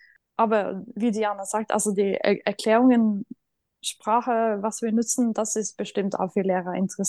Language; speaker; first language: German; non-native, fluent; Norwegian